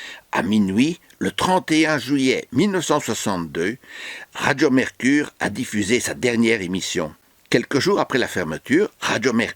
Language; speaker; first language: French; native; French